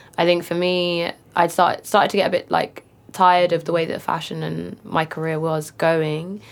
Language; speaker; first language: English; native; English